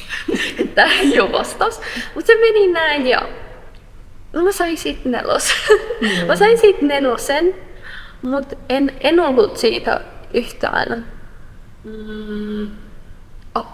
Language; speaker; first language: Finnish; non-native, fluent; Persian